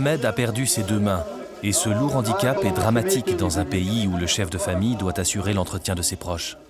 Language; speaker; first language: French; native; French